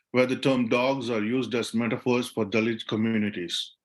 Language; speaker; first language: English; non-native, local second language; Tamil